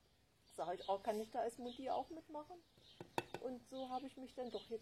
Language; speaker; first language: German; native; German